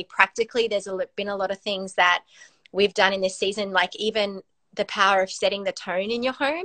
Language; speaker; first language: English; native; English